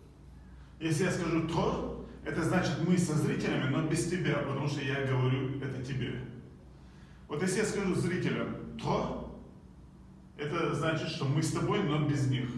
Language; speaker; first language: Russian; non-native, local second language; Chechen